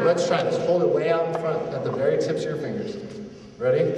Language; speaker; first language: English; native; English